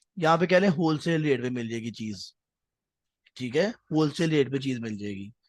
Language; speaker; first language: Urdu; non-native, local second language; Punjabi